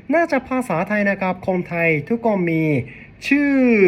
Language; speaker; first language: Thai; non-native, learner; Japanese